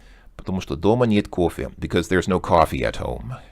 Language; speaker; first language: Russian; non-native, learner; English